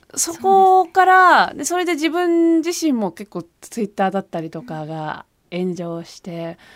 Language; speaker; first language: Japanese; early bilingual, heritage; Japanese